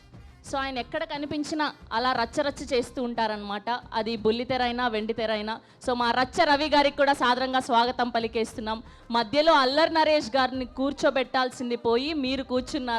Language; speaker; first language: Telugu; native; Telugu